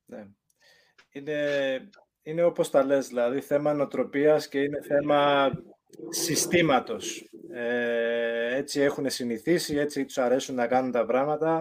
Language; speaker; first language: Greek; early bilingual, heritage; English